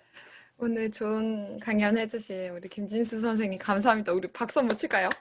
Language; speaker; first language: Korean; native; Korean